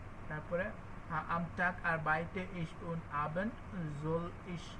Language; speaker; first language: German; non-native, learner; Bangla